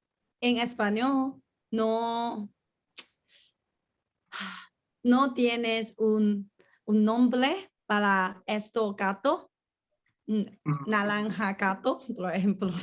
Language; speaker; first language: Spanish; non-native, learner; English